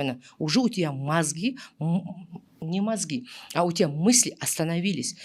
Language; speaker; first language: Russian; non-native, local second language; Kazakh